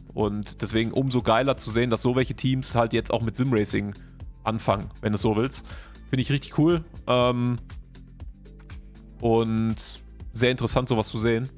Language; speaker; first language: German; native; German